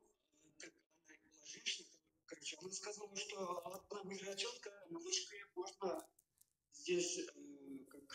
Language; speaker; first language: Russian; non-native, learner; Kyrgyz